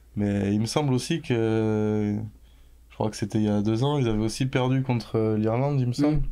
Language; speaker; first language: French; native; French